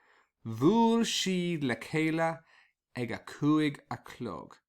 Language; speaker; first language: Irish; non-native, local second language; English